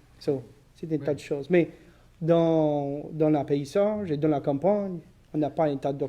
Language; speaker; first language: French; non-native, local second language; English